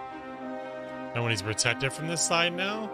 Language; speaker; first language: English; native; English